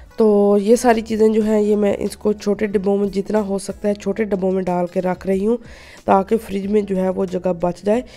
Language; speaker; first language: Urdu; non-native, local second language; Punjabi